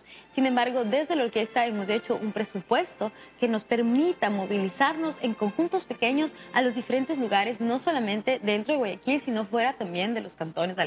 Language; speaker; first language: Spanish; native; Spanish